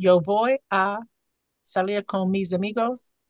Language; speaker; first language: Spanish; non-native, learner; English